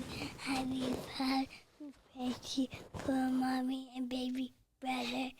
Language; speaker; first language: English; native; English